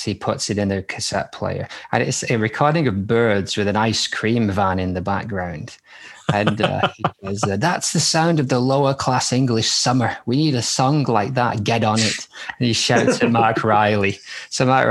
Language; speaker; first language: English; native; English